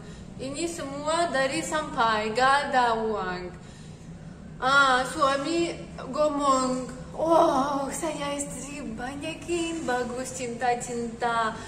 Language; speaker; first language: Indonesian; non-native, learner; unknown